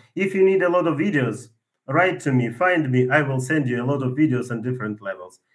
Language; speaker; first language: English; non-native, fluent; Ukrainian